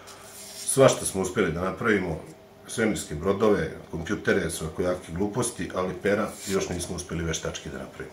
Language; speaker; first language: Serbian; native; Serbian